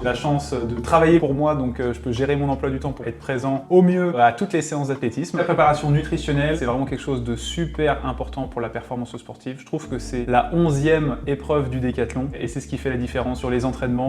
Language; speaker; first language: French; native; French